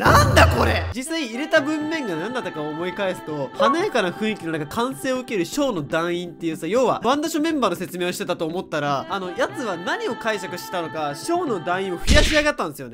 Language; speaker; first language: Japanese; native; Japanese